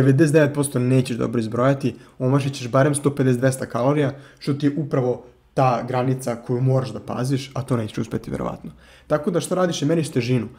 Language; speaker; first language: Serbian; native; Serbian